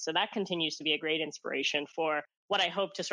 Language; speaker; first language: English; non-native, local second language; Cantonese